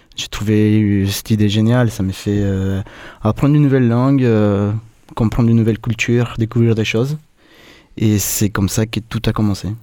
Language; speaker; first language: French; non-native, fluent; Spanish